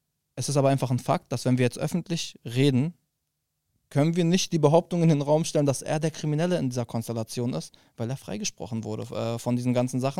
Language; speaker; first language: German; early bilingual, other home language; Arabic